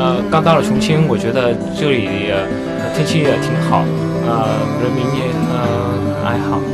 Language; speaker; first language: Chinese; non-native, learner; Vietnamese